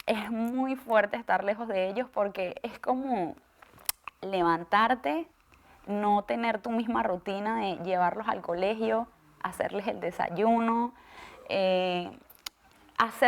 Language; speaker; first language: Spanish; native; Spanish